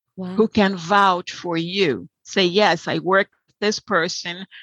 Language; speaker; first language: English; non-native, fluent; Portuguese